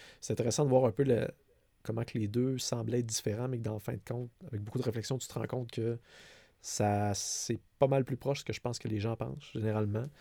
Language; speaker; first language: French; native; French